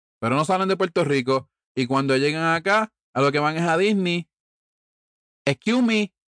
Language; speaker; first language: Spanish; early bilingual, heritage; Spanish